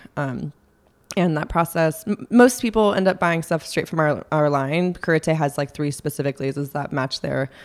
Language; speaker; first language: English; native; English